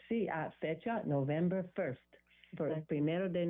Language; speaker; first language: Spanish; non-native, learner; English